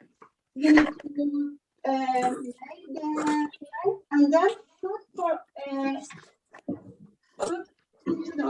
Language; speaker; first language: English; non-native, learner; Spanish